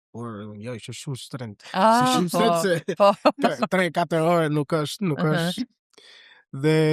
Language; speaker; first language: Albanian; non-native, learner; Spanish